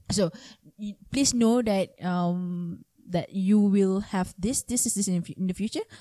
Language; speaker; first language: English; non-native, local second language; Malay